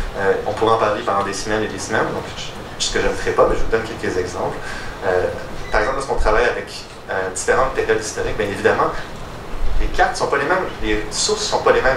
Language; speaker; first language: French; native; French